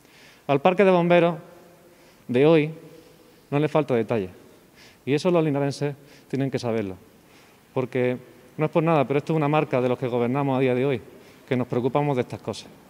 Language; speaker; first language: Spanish; native; Spanish